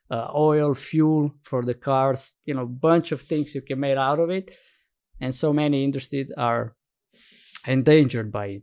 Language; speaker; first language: English; non-native, fluent; Slovenian